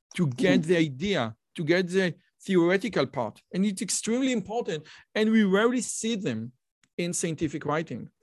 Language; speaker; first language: English; non-native, fluent; Hebrew